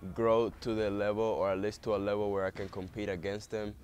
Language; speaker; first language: English; early bilingual, other home language; Spanish